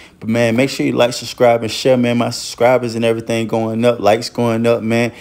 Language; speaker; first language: English; native; English